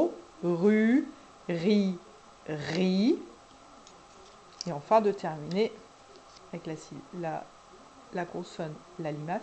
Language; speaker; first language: French; native; French